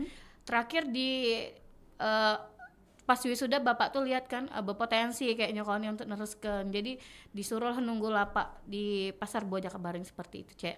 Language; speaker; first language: Indonesian; native; Indonesian